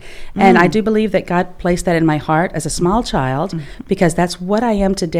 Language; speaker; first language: English; native; English